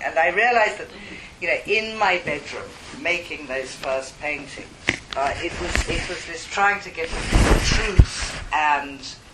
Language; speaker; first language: English; native; English